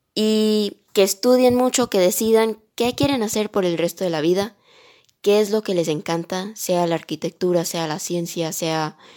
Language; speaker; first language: Spanish; early bilingual, heritage; Spanish